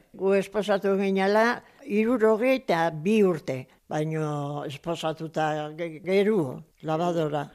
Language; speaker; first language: Basque; native; Basque